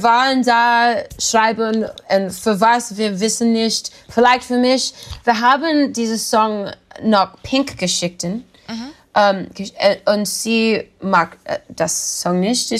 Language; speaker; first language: German; non-native, learner; English